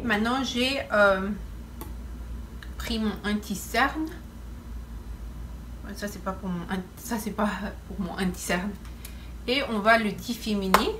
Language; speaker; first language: French; non-native, fluent; Spanish